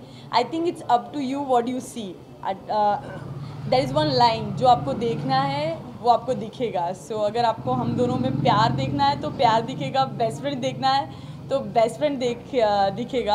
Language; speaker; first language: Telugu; non-native, learner; Gujarati